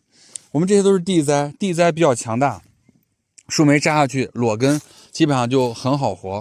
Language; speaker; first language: Chinese; native; Chinese